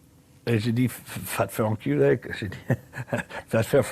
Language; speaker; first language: French; non-native, learner; English